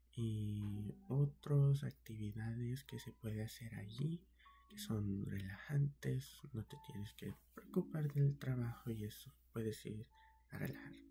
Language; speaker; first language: Spanish; early bilingual, heritage; Spanish